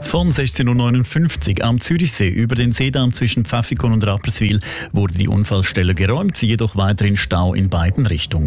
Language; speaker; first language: German; native; German